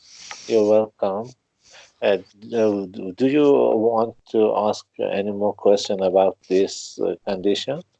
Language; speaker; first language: English; non-native, learner; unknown